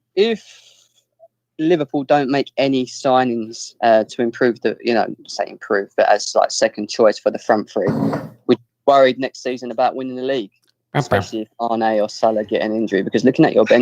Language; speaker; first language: English; native; English